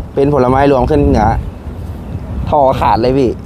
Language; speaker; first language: Thai; native; Thai